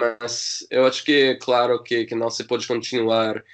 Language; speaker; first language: Portuguese; non-native, learner; English